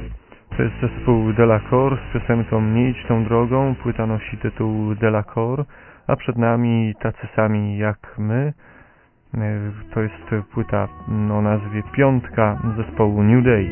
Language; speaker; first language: Polish; native; Polish